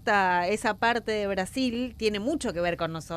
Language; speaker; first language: Spanish; native; Spanish